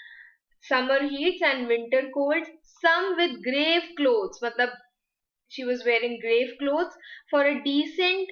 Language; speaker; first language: English; non-native, local second language; Hindi